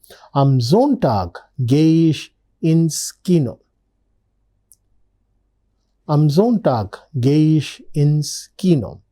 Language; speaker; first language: German; non-native, learner; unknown